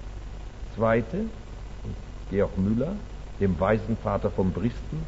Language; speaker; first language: German; native; German